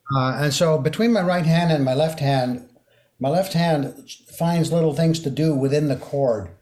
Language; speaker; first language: English; early bilingual, other home language; French